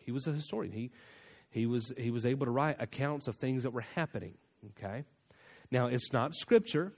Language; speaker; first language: English; native; English